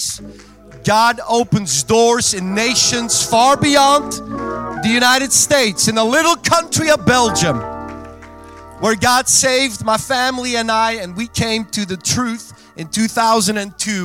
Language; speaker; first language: English; non-native, fluent; Dutch